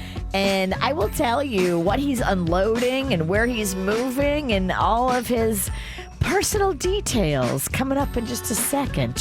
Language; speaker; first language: English; native; English